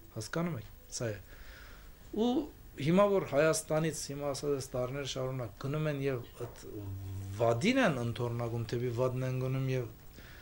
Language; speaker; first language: Armenian; early bilingual, heritage; Armenian